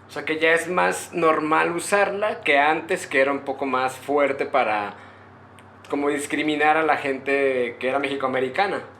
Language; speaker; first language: Spanish; native; Spanish